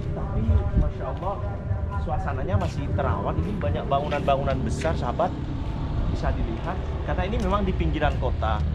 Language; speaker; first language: Indonesian; non-native, local second language; Madurese